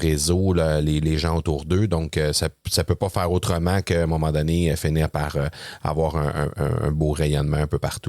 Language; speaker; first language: French; native; French